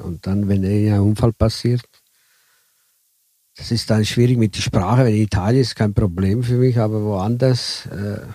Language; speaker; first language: German; early bilingual, heritage; Italian